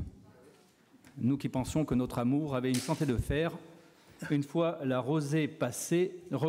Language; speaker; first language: French; native; French